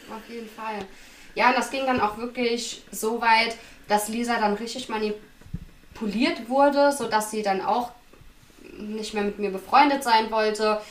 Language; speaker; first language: German; native; German